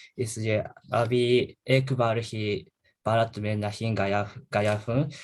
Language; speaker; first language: Hindi; non-native, learner; Japanese